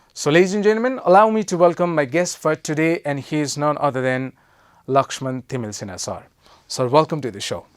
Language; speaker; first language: English; non-native, local second language; Nepali